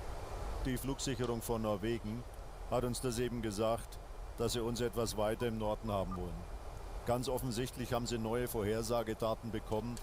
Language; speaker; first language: German; native; German